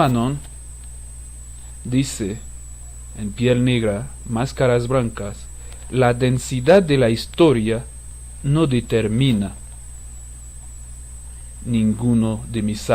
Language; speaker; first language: Spanish; non-native, fluent; Haitian Creole